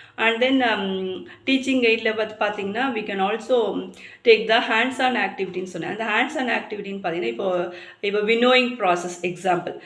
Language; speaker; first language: English; non-native, local second language; Tamil